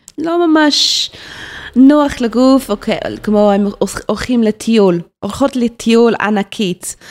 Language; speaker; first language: Hebrew; non-native, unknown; English